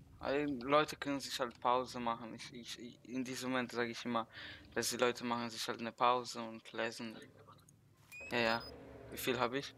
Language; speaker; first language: German; early bilingual, other home language; Polish